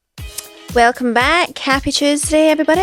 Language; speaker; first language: English; native; English